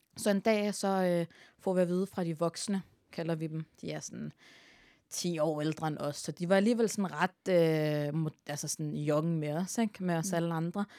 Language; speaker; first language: Danish; early bilingual, other home language; Arabic